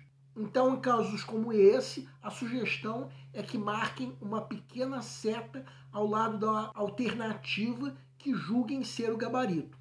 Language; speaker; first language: Portuguese; native; Portuguese